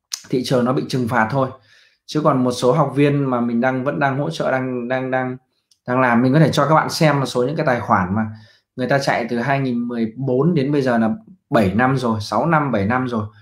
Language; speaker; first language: Vietnamese; native; Vietnamese